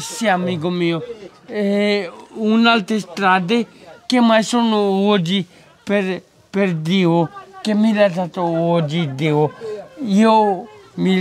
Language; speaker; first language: Italian; non-native, learner; Romanian